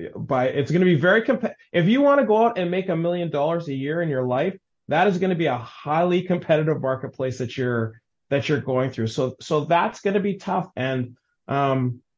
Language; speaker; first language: English; native; English